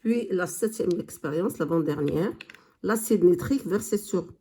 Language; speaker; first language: French; non-native, local second language; Arabic